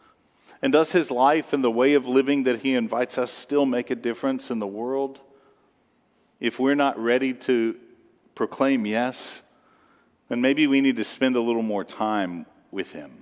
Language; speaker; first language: English; native; English